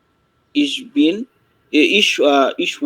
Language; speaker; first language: German; non-native, learner; Bangla